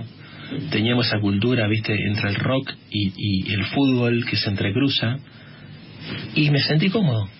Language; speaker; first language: Spanish; native; Spanish